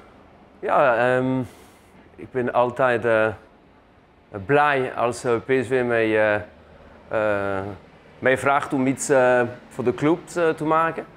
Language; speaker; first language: Dutch; non-native, fluent; German